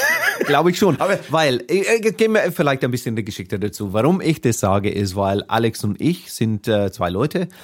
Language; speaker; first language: German; non-native, fluent; English